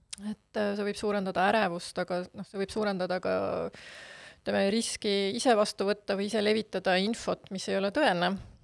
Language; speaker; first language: Estonian; native; Estonian